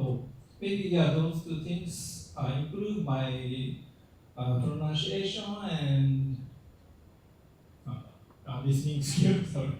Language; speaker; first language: English; non-native, fluent; Japanese